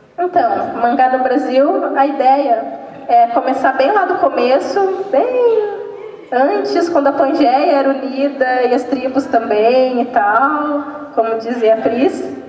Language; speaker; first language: Portuguese; native; Portuguese